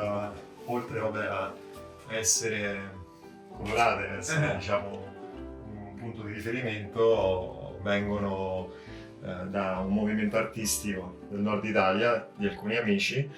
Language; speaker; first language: Italian; native; Italian